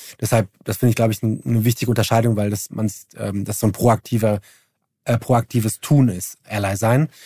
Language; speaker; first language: German; early bilingual, other home language; Turkish